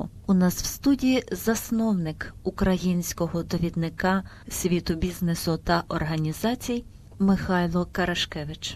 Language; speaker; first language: Ukrainian; native; Ukrainian